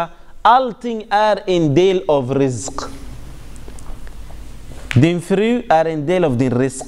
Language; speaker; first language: Swedish; non-native, fluent; Arabic